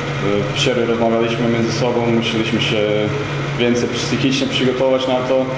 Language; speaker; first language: Polish; non-native, fluent; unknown